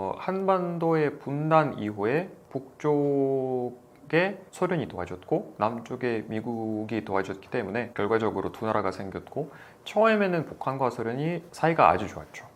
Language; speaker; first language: Korean; non-native, fluent; Russian